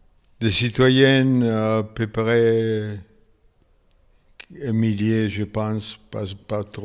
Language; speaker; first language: French; non-native, fluent; Italian